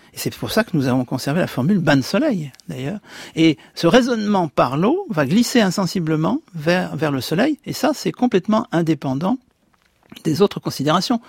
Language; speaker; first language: French; native; French